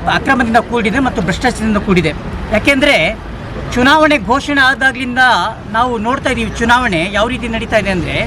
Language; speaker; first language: Kannada; non-native, local second language; Urdu